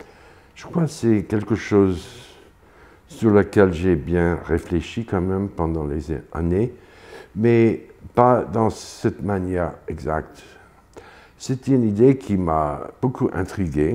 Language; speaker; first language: French; non-native, fluent; English